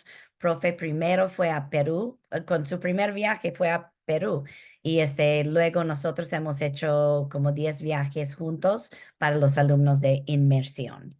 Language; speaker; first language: Spanish; early bilingual, heritage; Spanish